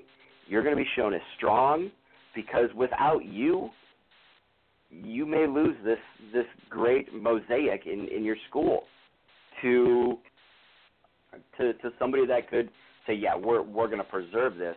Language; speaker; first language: English; native; English